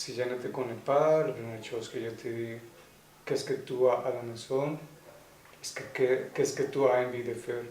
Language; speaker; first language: French; non-native, fluent; Spanish